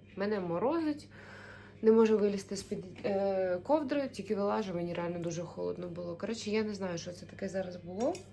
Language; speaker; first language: Ukrainian; native; Ukrainian